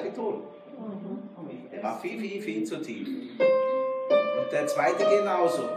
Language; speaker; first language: German; native; German